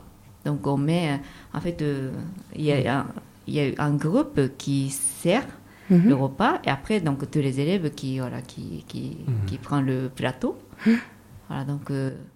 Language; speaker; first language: French; non-native, fluent; Japanese